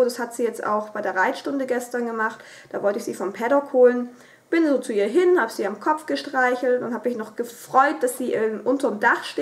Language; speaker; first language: German; native; German